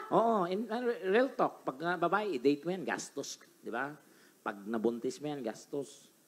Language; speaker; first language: Filipino; non-native, local second language; Hiligaynon